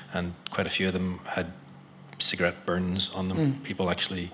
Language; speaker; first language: English; native; English